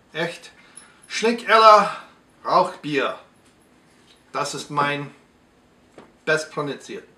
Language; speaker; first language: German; non-native, learner; English